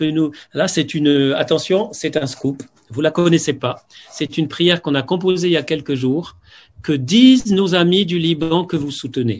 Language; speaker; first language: French; native; French